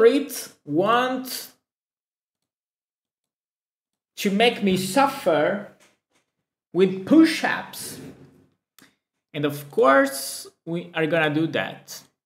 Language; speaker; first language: English; non-native, fluent; Italian